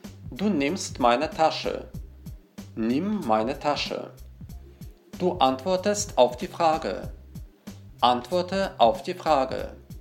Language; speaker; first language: German; non-native, fluent; Russian